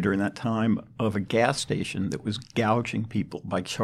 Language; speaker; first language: English; native; English